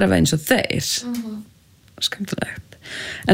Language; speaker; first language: Icelandic; non-native, fluent; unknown